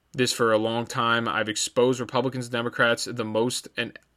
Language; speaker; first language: English; native; English